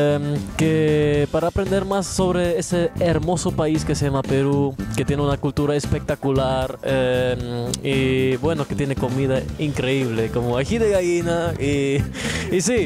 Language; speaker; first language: Spanish; non-native, fluent; German